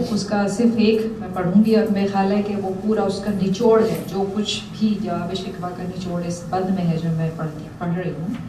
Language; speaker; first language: Urdu; native; Urdu